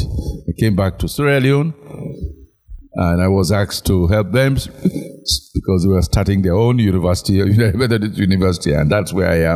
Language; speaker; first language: English; non-native, local second language; Krio